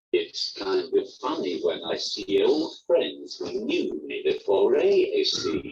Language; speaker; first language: English; native; English